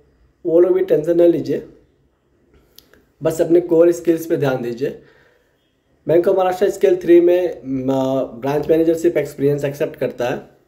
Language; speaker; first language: Hindi; native; Hindi